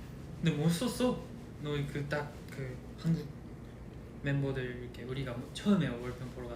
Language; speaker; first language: Korean; non-native, fluent; Japanese